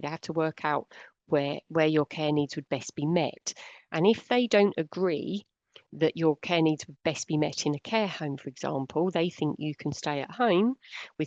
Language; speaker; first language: English; native; English